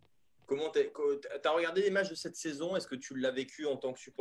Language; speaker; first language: French; native; French